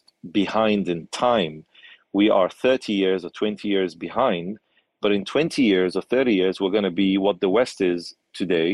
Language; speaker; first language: English; non-native, local second language; Arabic